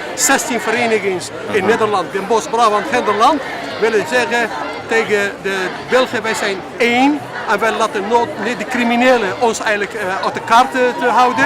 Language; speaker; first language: Dutch; non-native, learner; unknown